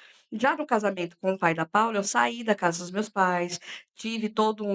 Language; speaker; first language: Portuguese; native; Portuguese